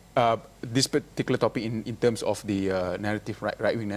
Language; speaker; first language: English; non-native, local second language; Malay